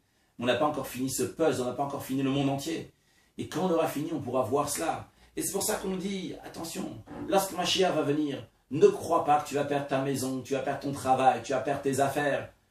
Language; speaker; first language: French; native; French